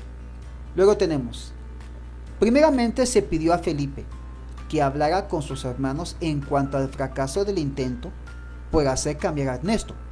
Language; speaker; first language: Spanish; native; Spanish